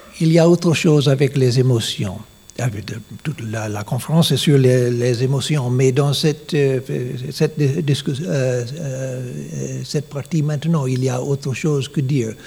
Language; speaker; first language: French; non-native, learner; English